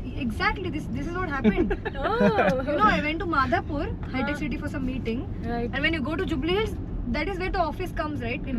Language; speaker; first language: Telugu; non-native, fluent; Hindi